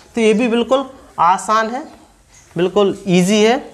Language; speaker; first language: Hindi; native; Hindi